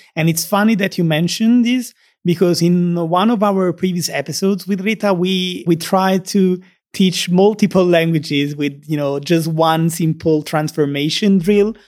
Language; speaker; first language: English; non-native, fluent; Italian